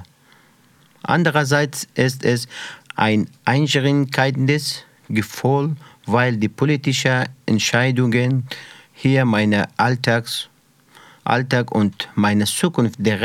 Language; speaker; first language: German; non-native, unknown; Persian